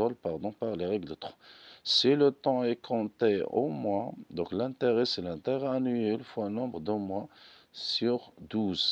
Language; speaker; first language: French; non-native, local second language; Arabic